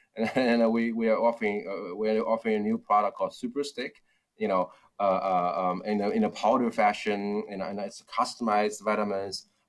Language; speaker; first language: English; non-native, fluent; Chinese